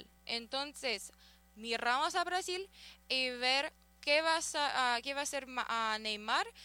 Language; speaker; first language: Spanish; early bilingual, heritage; Spanish